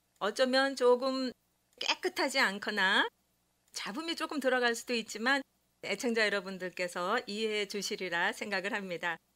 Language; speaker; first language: Korean; native; Korean